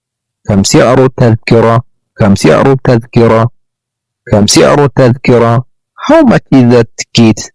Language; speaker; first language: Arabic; non-native, learner; Amharic